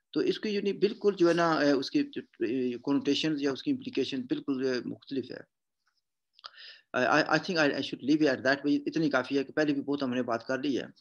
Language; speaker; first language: Urdu; non-native, local second language; Punjabi